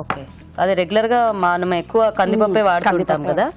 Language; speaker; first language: Telugu; native; Telugu